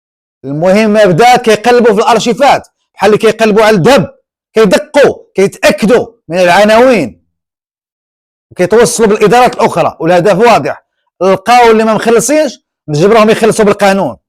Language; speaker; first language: Arabic; native; Arabic